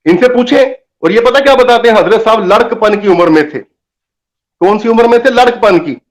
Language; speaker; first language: Urdu; non-native, local second language; Punjabi